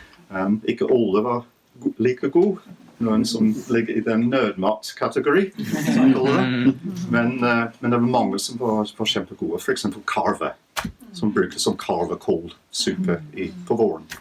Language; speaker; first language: Norwegian; non-native, fluent; English